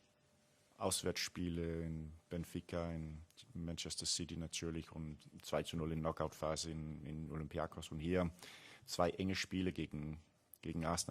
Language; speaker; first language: German; non-native, learner; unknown